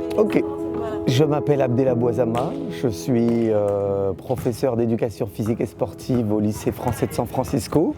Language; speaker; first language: French; early bilingual, other home language; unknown